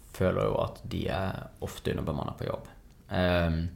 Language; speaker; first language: Norwegian; native; Norwegian